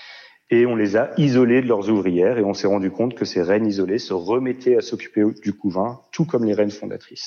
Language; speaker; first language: French; native; French